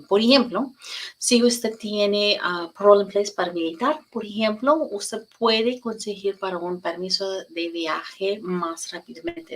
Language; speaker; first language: Spanish; non-native, learner; English